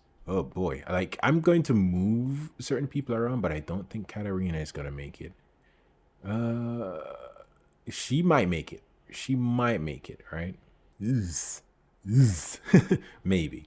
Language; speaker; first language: English; native; English